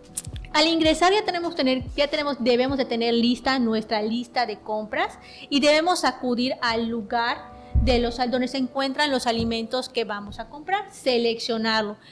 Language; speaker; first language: Spanish; native; Spanish